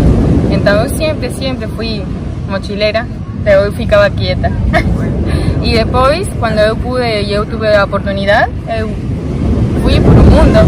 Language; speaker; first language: Portuguese; non-native, learner; Spanish